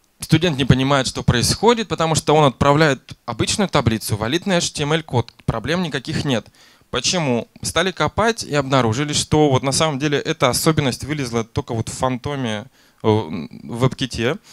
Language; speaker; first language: Russian; native; Russian